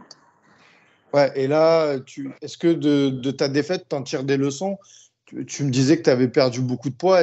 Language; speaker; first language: French; native; French